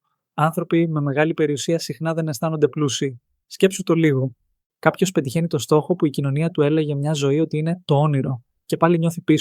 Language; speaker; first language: Greek; native; Greek